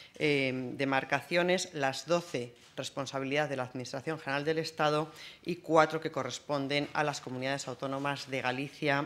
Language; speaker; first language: Spanish; native; Spanish